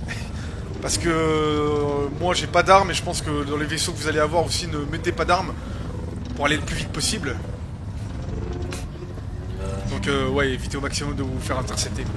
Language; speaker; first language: French; native; French